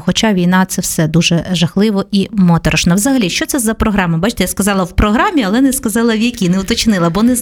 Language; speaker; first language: Ukrainian; native; Ukrainian